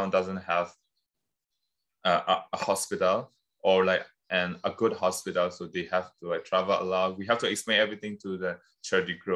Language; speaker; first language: English; non-native, fluent; Burmese